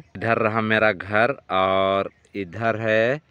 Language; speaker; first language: Hindi; native; Hindi